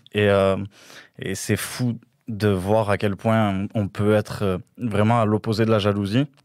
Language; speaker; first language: French; native; French